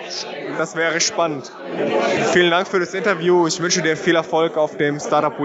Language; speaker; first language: German; native; German